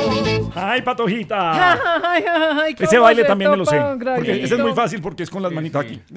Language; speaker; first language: Spanish; native; Spanish